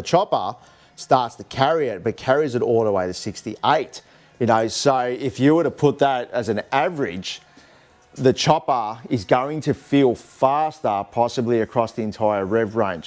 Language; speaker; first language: English; native; English